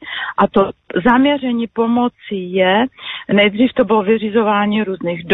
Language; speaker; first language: Czech; non-native, local second language; Polish